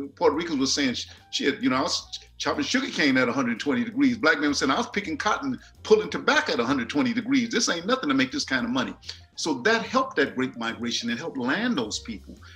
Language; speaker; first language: English; native; English